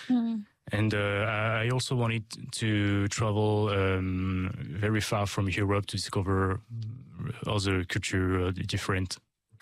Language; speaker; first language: English; non-native, learner; French